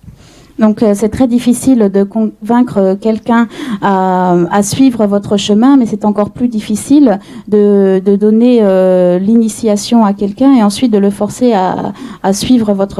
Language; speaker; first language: French; native; French